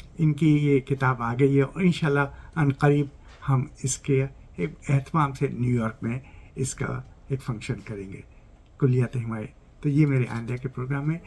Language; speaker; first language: Urdu; native; Urdu